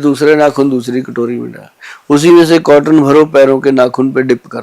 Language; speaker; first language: Hindi; native; Hindi